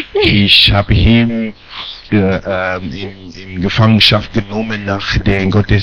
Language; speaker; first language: German; non-native, fluent; French